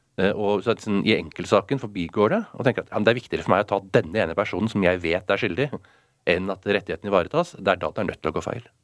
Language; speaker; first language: Norwegian; native; Norwegian